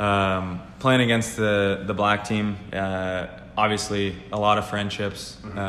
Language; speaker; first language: English; native; English